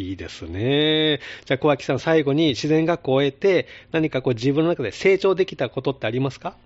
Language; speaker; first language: Japanese; native; Japanese